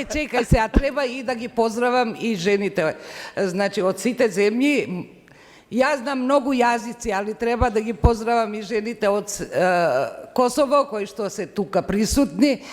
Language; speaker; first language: Macedonian; non-native, fluent; Albanian